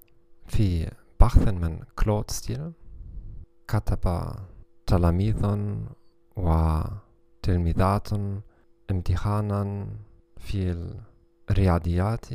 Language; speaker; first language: Arabic; non-native, learner; German